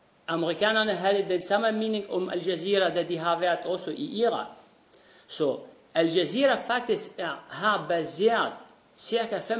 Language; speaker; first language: Danish; non-native, fluent; Arabic